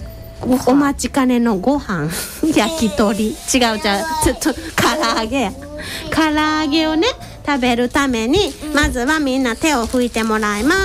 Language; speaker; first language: Japanese; native; Japanese